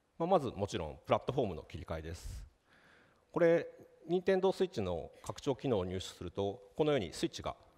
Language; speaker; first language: Japanese; native; Japanese